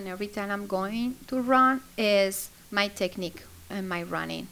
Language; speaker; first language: English; non-native, fluent; Spanish